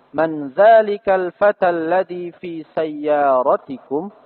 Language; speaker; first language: Arabic; non-native, fluent; Indonesian